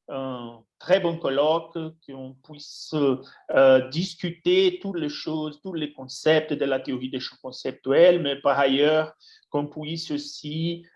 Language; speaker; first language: French; non-native, fluent; Portuguese